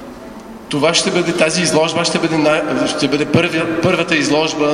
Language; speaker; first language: Bulgarian; non-native, fluent; French